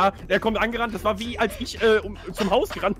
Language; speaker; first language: German; native; German